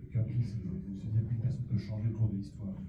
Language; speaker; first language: French; native; French